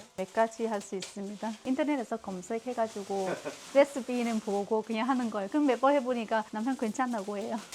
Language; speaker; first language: Korean; non-native, fluent; Vietnamese